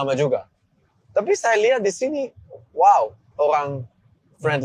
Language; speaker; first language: Indonesian; non-native, learner; Dutch